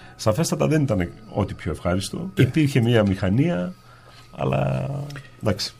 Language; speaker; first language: Greek; native; Greek